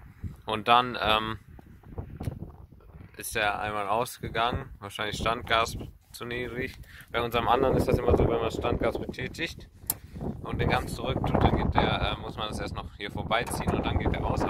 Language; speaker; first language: German; native; German